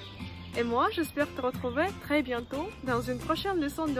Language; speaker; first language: French; non-native, fluent; Russian